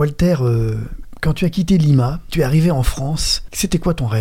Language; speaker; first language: French; native; French